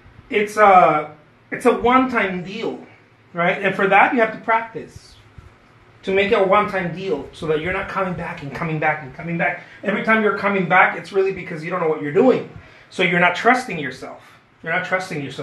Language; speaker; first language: English; non-native, fluent; Spanish